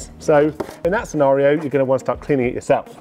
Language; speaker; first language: English; native; English